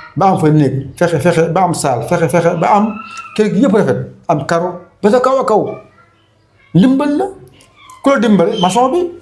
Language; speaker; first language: Wolof; non-native, local second language; Fula